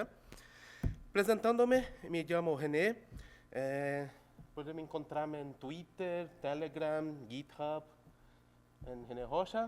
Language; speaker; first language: Spanish; non-native, local second language; Portuguese